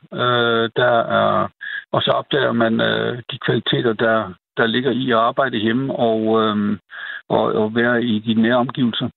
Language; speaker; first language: Danish; native; Danish